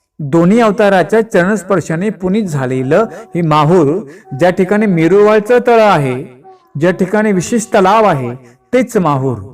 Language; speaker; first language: Marathi; native; Marathi